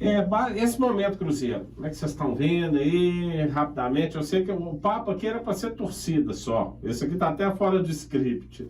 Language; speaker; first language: Portuguese; native; Portuguese